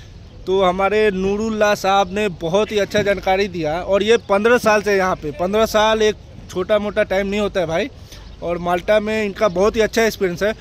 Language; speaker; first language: Hindi; native; Hindi